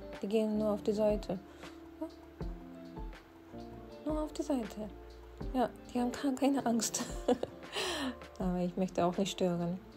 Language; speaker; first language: German; non-native, fluent; Urdu